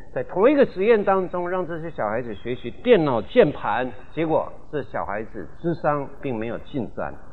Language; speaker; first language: Chinese; non-native, local second language; Min Nan Chinese